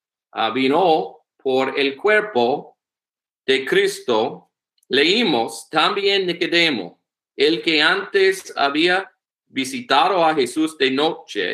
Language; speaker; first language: Spanish; non-native, learner; English